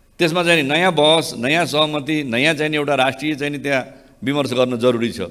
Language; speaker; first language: Nepali; native; Nepali